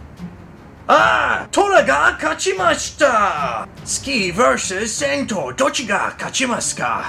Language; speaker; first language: Japanese; non-native, learner; English